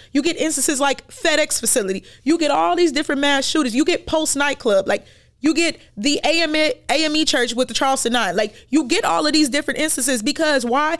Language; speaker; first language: English; native; English